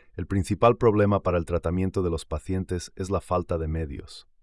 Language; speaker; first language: Spanish; native; Spanish